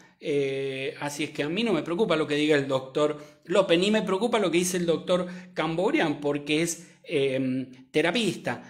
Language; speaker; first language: Spanish; native; Spanish